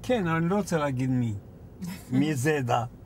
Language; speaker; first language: Hebrew; non-native, fluent; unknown